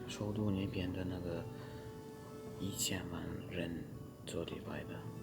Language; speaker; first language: Chinese; non-native, fluent; Turkmen